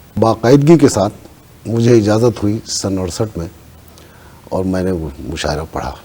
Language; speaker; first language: Urdu; native; Urdu